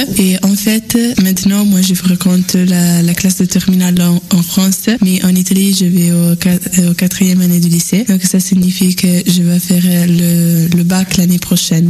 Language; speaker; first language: French; non-native, fluent; Italian